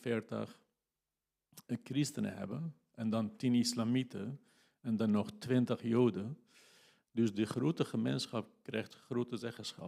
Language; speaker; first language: Dutch; non-native, fluent; Kurdish